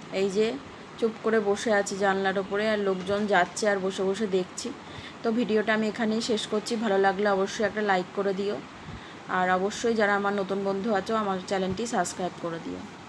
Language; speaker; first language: Bangla; native; Bangla